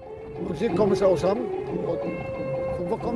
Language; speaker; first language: German; non-native, fluent; Italian